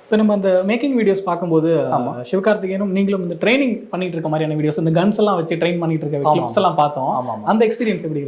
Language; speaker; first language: Tamil; native; Tamil